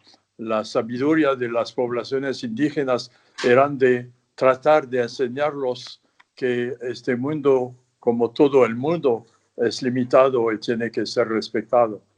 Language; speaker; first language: Spanish; non-native, fluent; French